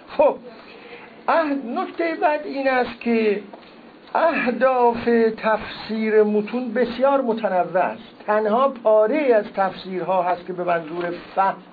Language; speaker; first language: Persian; non-native, local second language; Azerbaijani